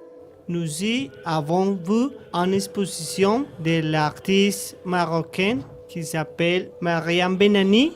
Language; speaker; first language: French; non-native, learner; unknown